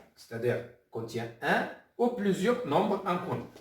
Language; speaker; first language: French; non-native, local second language; Arabic